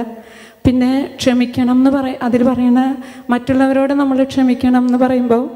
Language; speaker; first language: Malayalam; native; Malayalam